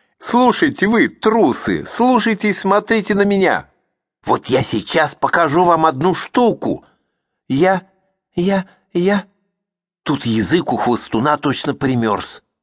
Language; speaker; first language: Russian; native; Russian